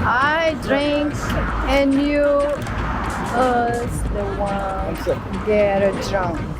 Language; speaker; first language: English; non-native, learner; Portuguese